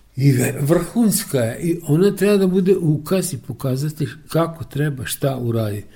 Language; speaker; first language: Serbian; native; Serbian